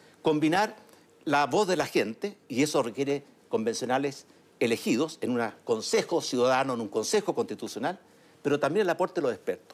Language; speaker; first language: Spanish; native; Spanish